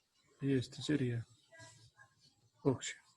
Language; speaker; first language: Spanish; native; Spanish